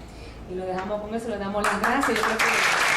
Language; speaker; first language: Spanish; native; Spanish